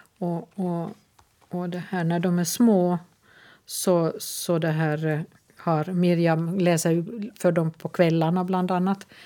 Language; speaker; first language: Swedish; native; Swedish